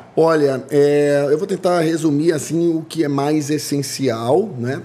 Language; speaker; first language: Portuguese; native; Portuguese